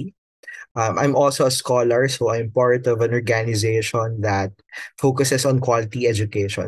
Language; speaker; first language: English; non-native, local second language; Filipino